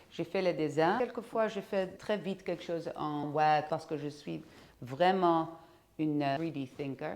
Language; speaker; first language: French; non-native, fluent; Dutch